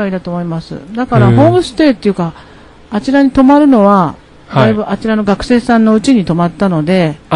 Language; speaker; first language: Japanese; native; Japanese